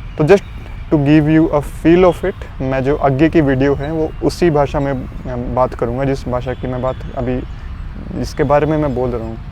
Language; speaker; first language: Hindi; native; Hindi